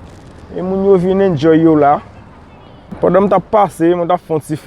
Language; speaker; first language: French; non-native, learner; Haitian Creole